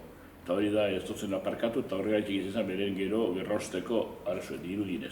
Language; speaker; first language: Basque; native; Basque